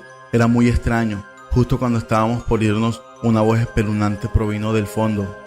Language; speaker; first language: Spanish; native; Spanish